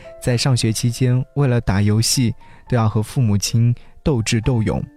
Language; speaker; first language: Chinese; native; Chinese